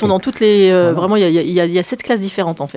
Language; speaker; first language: French; native; French